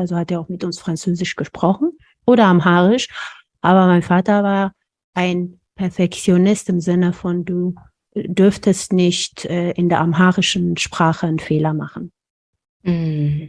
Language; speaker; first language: German; non-native, fluent; Amharic